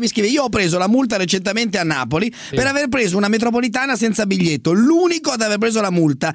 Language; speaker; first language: Italian; native; Italian